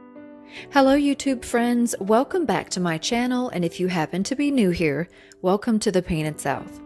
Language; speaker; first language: English; native; English